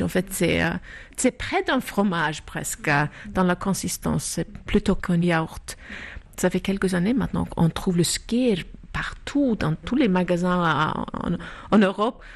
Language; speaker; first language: French; non-native, fluent; Icelandic